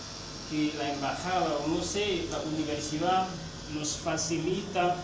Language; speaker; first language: Spanish; non-native, fluent; French